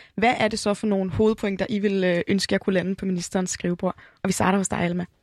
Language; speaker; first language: Danish; native; Danish